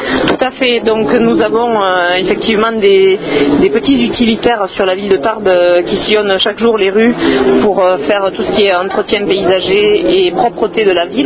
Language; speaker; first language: French; native; French